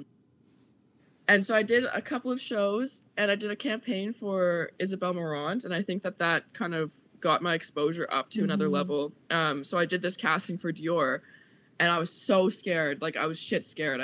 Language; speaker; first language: English; native; English